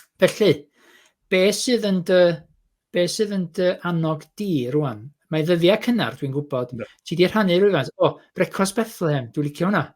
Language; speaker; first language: Welsh; native; Welsh